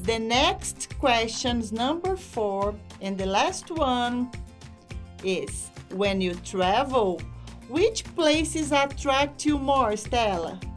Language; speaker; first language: English; non-native, fluent; Portuguese